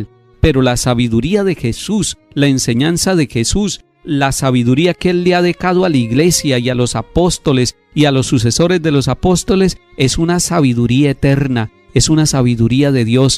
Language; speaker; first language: Spanish; native; Spanish